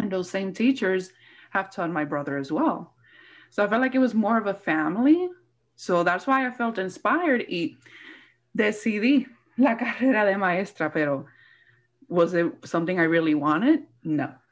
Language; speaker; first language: English; early bilingual, other home language; Spanish